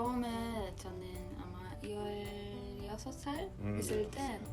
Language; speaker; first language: Korean; non-native, learner; Russian